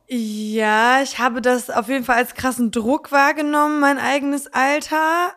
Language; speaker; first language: German; early bilingual, other home language; Polish